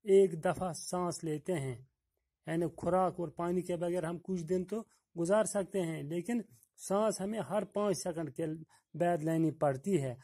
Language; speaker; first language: Urdu; non-native, local second language; Kashmiri